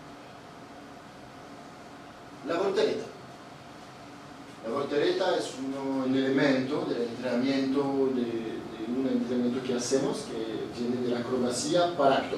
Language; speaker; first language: Spanish; non-native, fluent; Italian